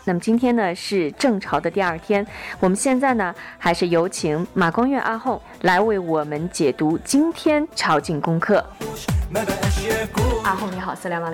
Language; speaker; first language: Chinese; native; Chinese